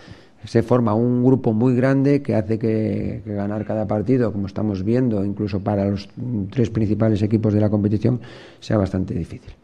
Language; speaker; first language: Spanish; native; Spanish